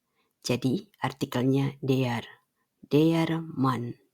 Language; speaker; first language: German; non-native, fluent; Indonesian